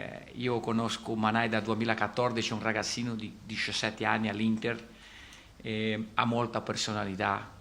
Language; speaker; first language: Italian; non-native, fluent; Portuguese